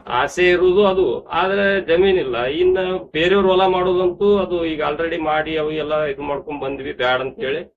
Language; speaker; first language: Kannada; non-native, local second language; Telugu